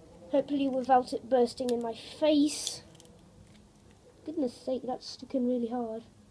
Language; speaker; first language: English; early bilingual, other home language; Polish